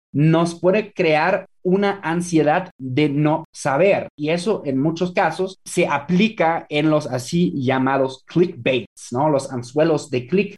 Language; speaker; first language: Spanish; non-native, fluent; German